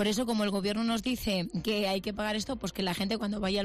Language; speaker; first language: Spanish; native; Spanish